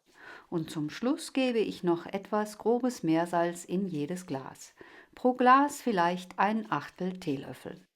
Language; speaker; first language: German; native; German